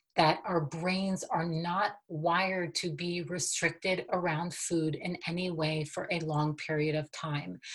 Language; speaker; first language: English; native; English